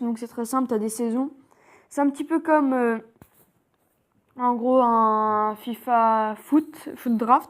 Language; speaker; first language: French; native; French